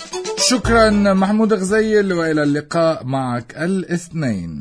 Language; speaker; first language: Arabic; native; Arabic